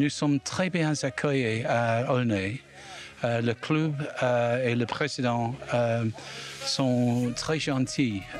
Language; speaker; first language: French; non-native, learner; English